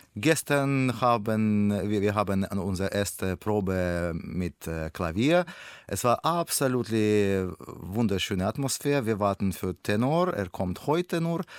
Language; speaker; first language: German; non-native, learner; Russian